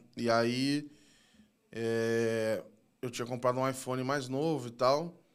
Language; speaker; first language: Portuguese; native; Portuguese